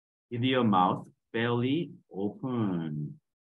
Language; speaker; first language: English; non-native, fluent; Korean